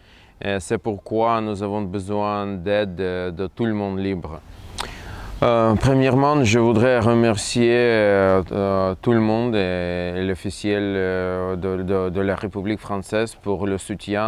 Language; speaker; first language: French; non-native, fluent; Russian